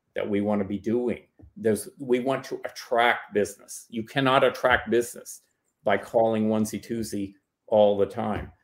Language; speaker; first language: English; native; English